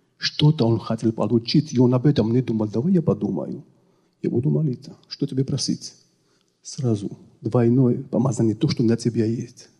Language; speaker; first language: Russian; non-native, local second language; Georgian